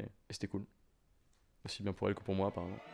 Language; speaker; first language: French; native; French